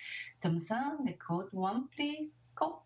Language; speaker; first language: Japanese; native; Japanese